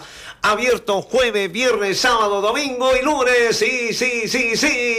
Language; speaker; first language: Spanish; native; Spanish